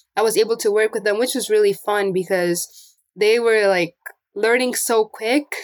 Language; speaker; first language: English; non-native, local second language; Portuguese